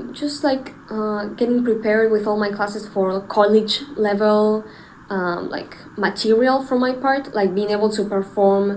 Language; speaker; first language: English; non-native, fluent; Spanish